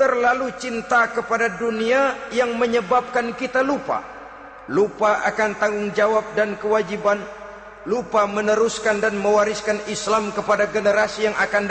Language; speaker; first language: Indonesian; native; Indonesian